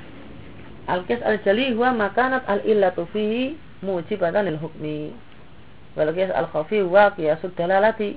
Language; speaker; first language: Arabic; non-native, fluent; Indonesian